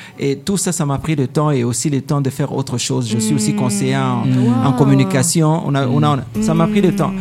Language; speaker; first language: French; non-native, local second language; Swahili